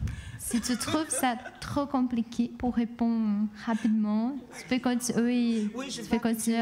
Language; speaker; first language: French; non-native, fluent; Portuguese